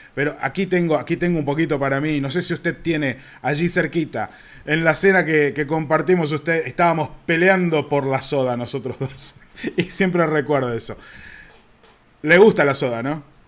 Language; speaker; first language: Spanish; native; Spanish